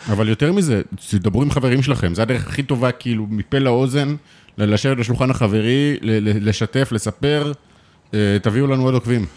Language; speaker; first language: Hebrew; native; Hebrew